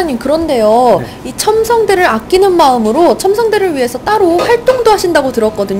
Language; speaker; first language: Korean; native; Korean